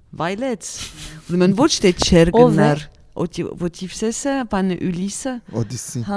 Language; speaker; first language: Armenian; early bilingual, heritage; Armenian